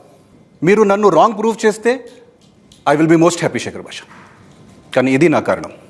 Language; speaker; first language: Telugu; non-native, fluent; Hindi